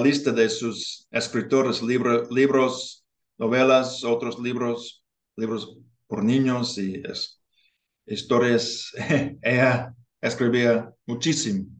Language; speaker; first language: Spanish; non-native, learner; English